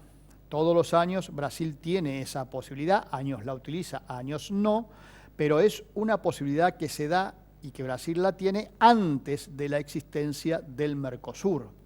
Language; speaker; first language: Spanish; native; Spanish